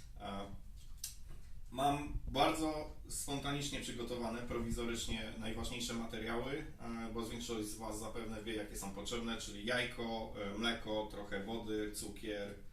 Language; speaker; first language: Polish; native; Polish